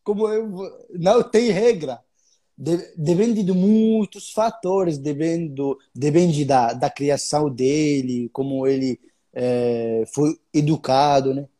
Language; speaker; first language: Portuguese; non-native, fluent; Arabic